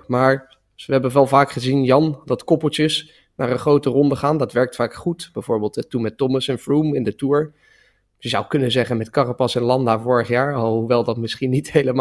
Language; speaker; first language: Dutch; native; Dutch